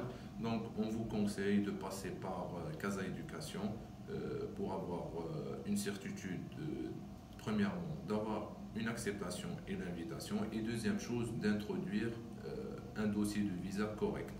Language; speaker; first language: French; non-native, local second language; Arabic